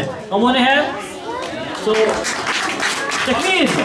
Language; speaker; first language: Swedish; non-native, learner; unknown